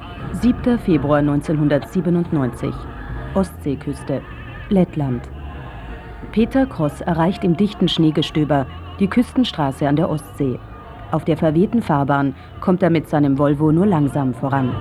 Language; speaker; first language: German; native; German